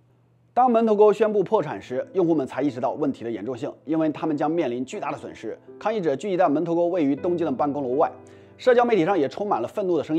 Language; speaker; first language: Chinese; native; Chinese